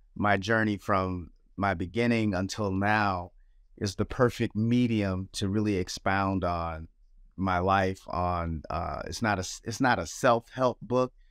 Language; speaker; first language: English; native; English